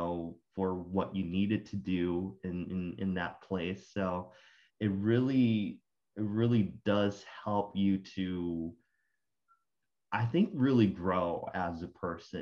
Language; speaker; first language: English; non-native, fluent; Spanish